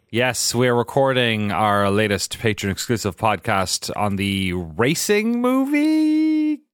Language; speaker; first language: English; native; English